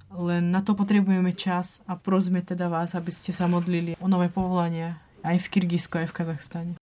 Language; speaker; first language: Slovak; non-native, fluent; Russian